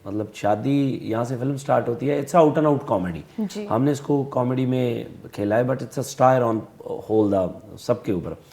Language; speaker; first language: Hindi; non-native, local second language; Punjabi